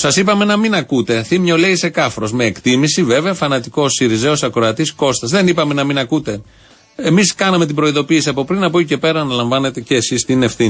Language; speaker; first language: Greek; native; Greek